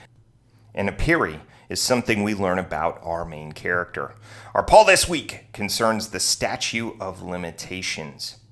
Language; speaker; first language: English; native; English